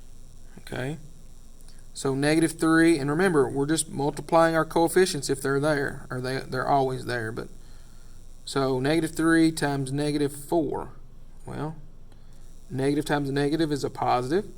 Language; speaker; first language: English; native; English